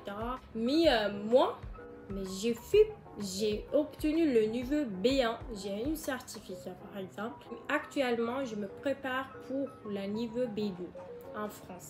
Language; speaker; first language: French; non-native, learner; Turkish